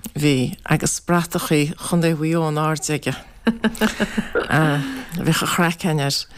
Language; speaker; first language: Irish; native; Irish